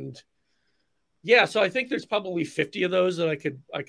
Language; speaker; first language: English; native; English